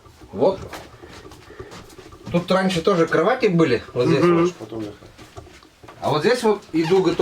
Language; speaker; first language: Russian; native; Russian